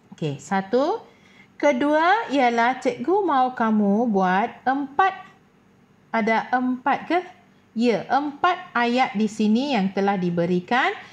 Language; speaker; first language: Malay; non-native, local second language; Tamil